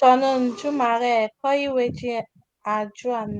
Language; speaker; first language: Korean; non-native, learner; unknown